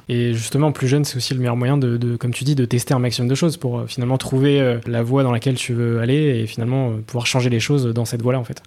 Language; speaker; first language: French; native; French